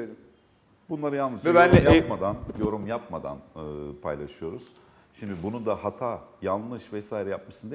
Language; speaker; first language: Turkish; native; Turkish